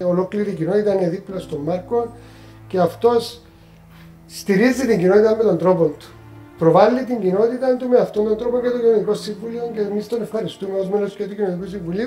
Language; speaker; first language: Greek; native; Greek